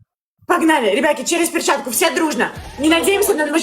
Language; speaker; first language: Russian; native; Russian